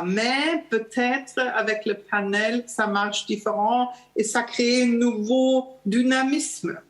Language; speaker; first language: French; non-native, fluent; German